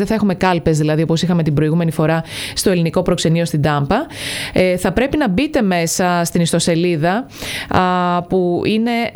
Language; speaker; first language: Greek; native; Greek